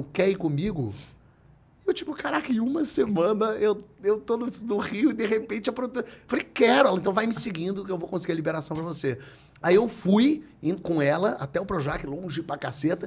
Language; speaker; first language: Portuguese; native; Portuguese